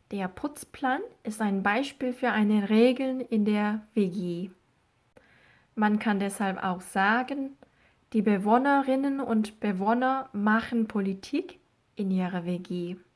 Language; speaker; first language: German; non-native, fluent; Korean